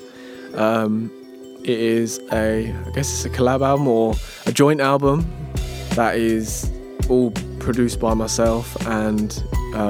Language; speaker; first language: English; native; English